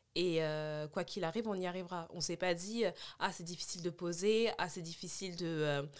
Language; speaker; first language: French; native; French